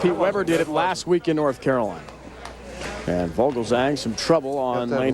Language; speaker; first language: English; native; English